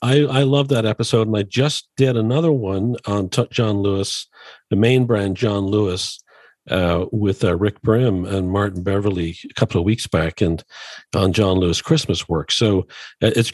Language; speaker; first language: English; native; English